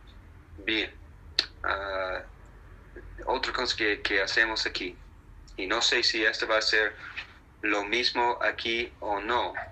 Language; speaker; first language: Spanish; non-native, fluent; English